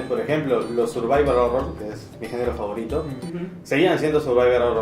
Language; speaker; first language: Spanish; native; Spanish